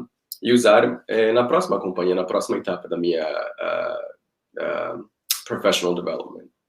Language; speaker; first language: Portuguese; non-native, fluent; Spanish